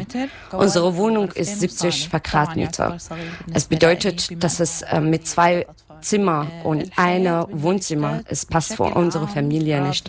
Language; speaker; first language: German; non-native, learner; Arabic